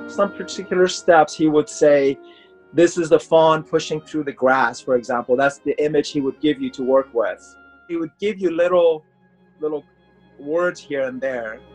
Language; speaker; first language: English; non-native, fluent; Persian